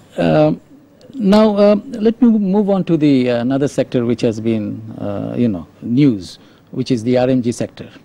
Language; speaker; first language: English; non-native, local second language; Bangla